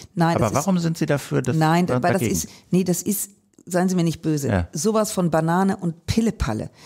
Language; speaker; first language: German; native; German